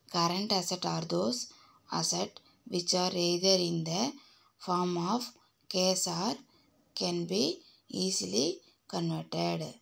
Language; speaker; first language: English; non-native, local second language; Tamil